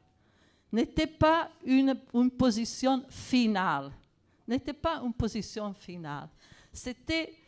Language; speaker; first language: French; non-native, fluent; Italian